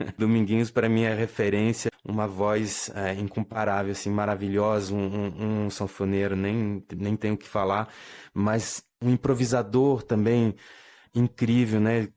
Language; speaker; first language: Portuguese; non-native, fluent; French